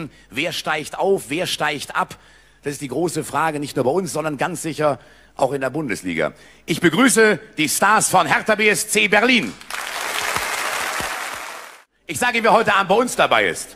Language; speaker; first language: German; native; German